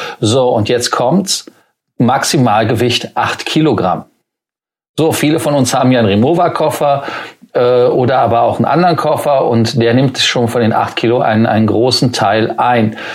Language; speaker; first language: German; native; German